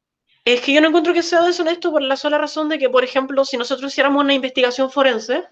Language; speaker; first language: Spanish; native; Spanish